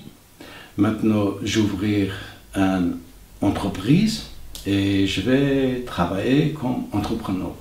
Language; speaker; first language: French; non-native, learner; Armenian